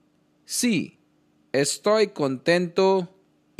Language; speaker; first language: Spanish; non-native, learner; Hindi